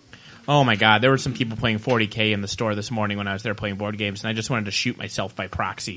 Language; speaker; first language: English; native; English